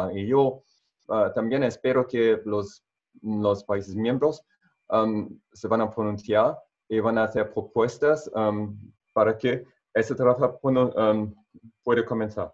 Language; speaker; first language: Spanish; non-native, fluent; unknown